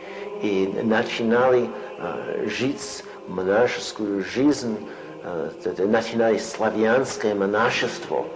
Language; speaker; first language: Russian; non-native, learner; English